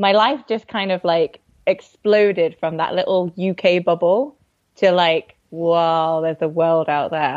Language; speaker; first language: English; native; English